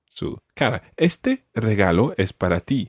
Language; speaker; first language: Spanish; non-native, fluent; English